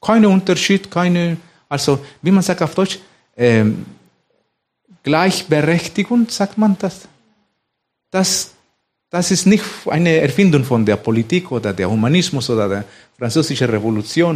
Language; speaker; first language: German; non-native, fluent; Spanish